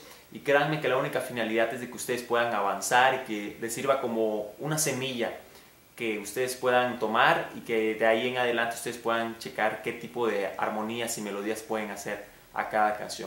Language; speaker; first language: Spanish; native; Spanish